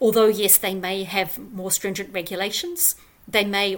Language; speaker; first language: English; native; English